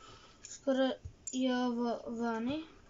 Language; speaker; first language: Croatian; early bilingual, heritage; Croatian